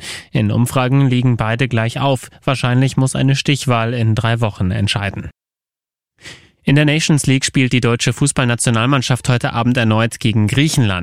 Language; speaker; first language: German; native; German